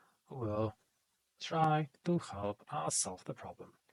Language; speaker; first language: English; non-native, fluent; Polish